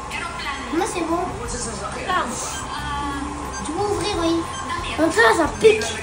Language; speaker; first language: French; non-native, learner; Filipino